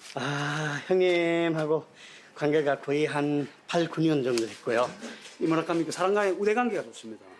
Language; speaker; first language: Korean; non-native, fluent; Bangla